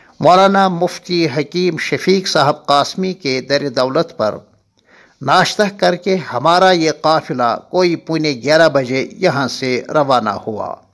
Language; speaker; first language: Urdu; non-native, local second language; Kashmiri